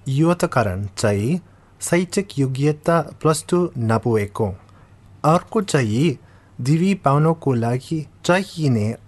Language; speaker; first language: Nepali; non-native, fluent; English